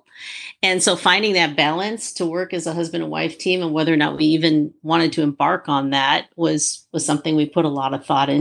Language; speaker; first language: English; native; English